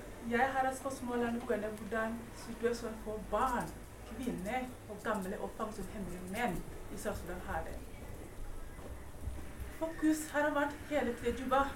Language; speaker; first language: Norwegian; non-native, fluent; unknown